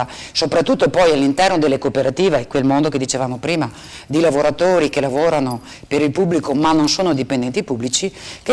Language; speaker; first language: Italian; native; Italian